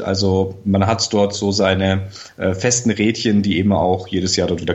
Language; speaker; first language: German; native; German